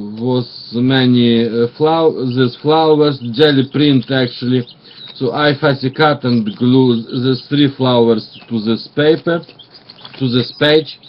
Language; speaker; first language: English; non-native, learner; Russian